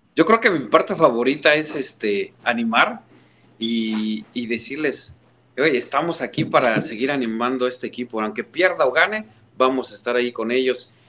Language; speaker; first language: Spanish; native; Spanish